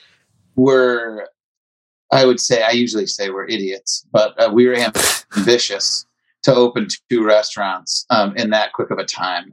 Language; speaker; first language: English; native; English